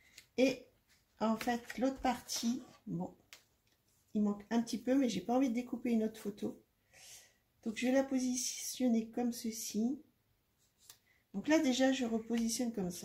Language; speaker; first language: French; native; French